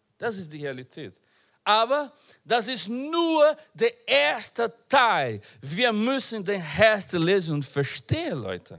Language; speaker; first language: German; non-native, learner; Portuguese